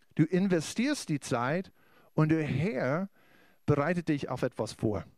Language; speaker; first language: German; non-native, fluent; English